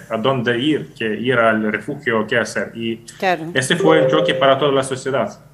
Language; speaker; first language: Spanish; non-native, fluent; Ukrainian